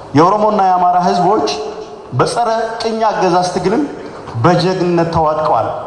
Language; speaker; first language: Amharic; non-native, local second language; Oromo